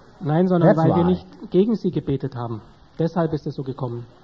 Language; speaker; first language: German; native; German